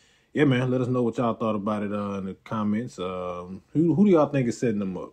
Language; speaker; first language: English; native; English